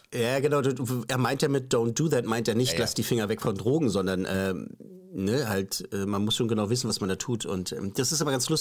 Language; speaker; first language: German; native; German